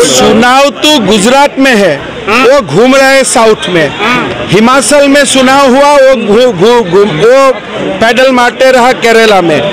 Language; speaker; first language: Hindi; non-native, local second language; Assamese